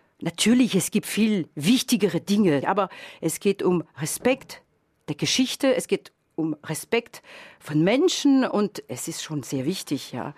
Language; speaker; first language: German; non-native, fluent; French